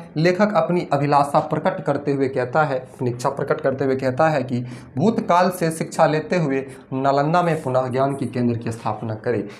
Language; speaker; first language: Hindi; native; Hindi